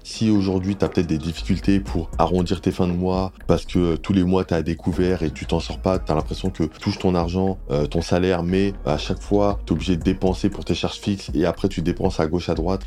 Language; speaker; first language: French; native; French